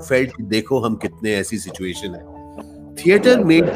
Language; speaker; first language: English; non-native, local second language; Hindi